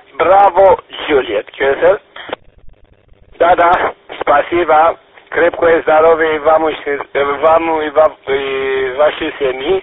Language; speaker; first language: Russian; non-native, learner; Romanian